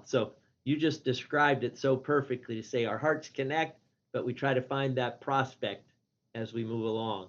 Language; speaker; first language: English; native; English